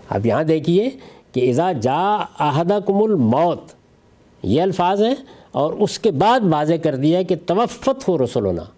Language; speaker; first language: Urdu; non-native, local second language; Punjabi